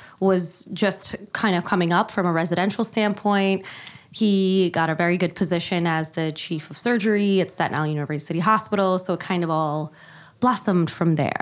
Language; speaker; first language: English; early bilingual, other home language; Kannada